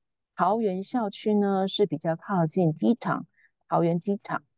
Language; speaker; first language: Chinese; native; Chinese